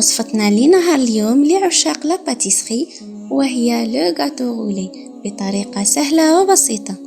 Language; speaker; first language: Arabic; native; Arabic